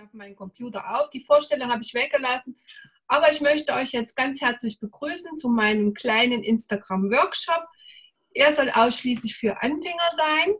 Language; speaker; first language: German; native; German